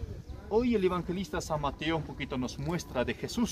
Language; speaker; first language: Spanish; native; Spanish